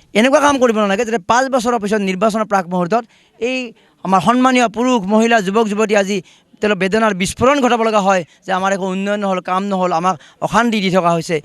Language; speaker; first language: Assamese; native; Assamese